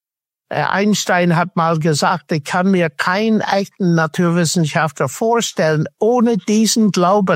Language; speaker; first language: German; non-native, fluent; English